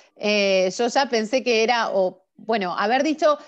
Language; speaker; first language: Spanish; native; Spanish